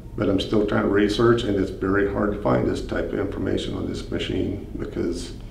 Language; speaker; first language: English; native; English